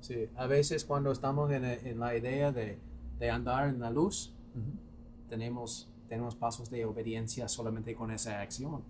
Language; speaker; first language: Spanish; non-native, fluent; English